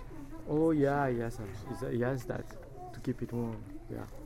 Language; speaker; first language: English; non-native, fluent; French